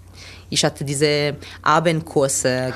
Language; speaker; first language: German; non-native, learner; Italian